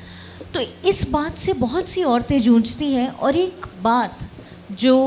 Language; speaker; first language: Hindi; native; Hindi